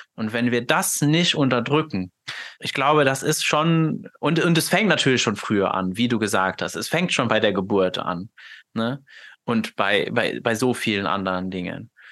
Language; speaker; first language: German; non-native, fluent; Luxembourgish